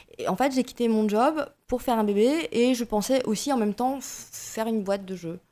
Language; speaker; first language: French; early bilingual, other home language; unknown